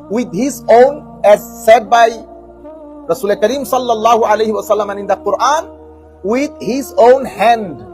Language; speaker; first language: English; non-native, local second language; Bangla